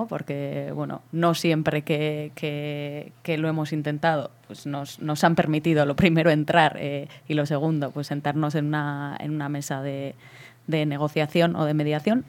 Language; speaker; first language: Spanish; native; Spanish